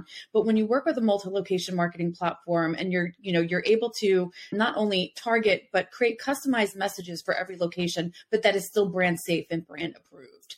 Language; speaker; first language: English; native; English